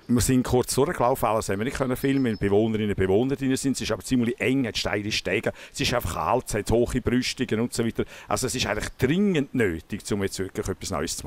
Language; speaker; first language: German; native; German